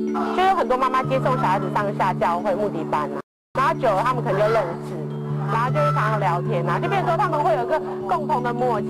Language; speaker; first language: Chinese; native; Chinese